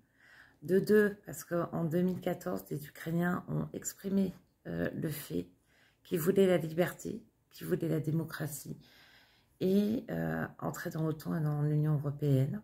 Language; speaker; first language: French; native; French